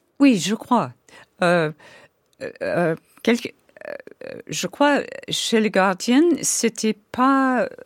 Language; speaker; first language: French; non-native, fluent; English